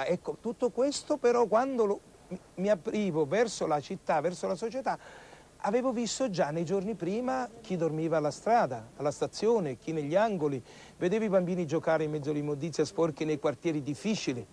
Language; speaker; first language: Italian; native; Italian